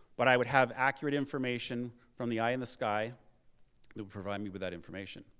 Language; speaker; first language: English; native; English